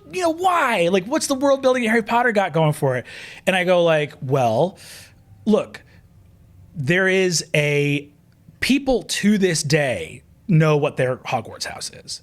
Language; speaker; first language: English; native; English